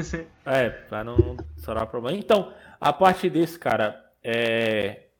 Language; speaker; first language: Portuguese; native; Portuguese